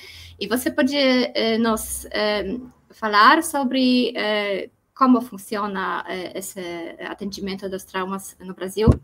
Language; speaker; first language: Portuguese; non-native, learner; Polish